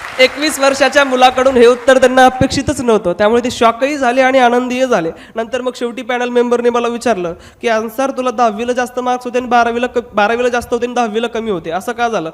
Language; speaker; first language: Marathi; non-native, local second language; Hindi